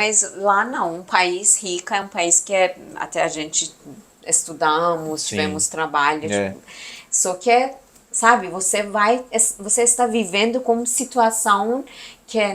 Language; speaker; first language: Portuguese; non-native, fluent; Persian